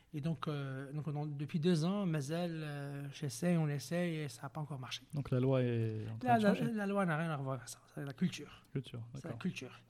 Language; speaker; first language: French; non-native, local second language; Arabic